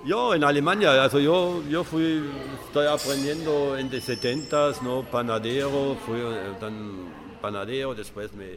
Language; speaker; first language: Spanish; non-native, learner; German